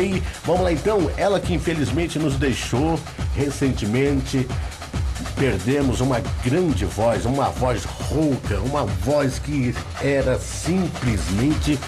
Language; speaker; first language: Portuguese; native; Portuguese